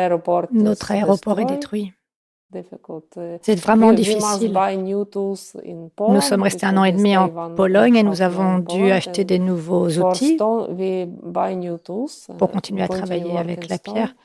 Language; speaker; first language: French; non-native, fluent; Ukrainian